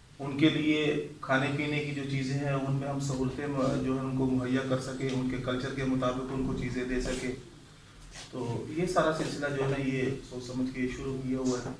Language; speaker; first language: Hindi; non-native, local second language; Punjabi